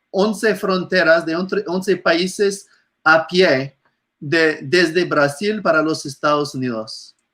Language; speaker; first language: Spanish; non-native, fluent; English